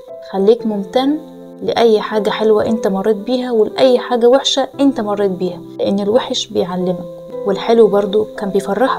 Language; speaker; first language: Arabic; native; Arabic